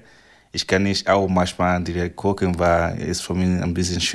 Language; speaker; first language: German; non-native, fluent; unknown